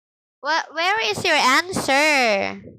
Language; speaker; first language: English; non-native, local second language; Filipino